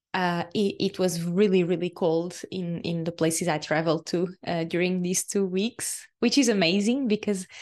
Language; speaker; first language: English; non-native, fluent; Portuguese